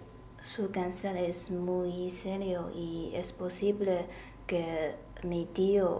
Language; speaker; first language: Spanish; non-native, learner; Chinese